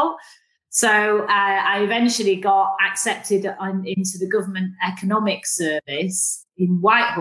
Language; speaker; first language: English; native; English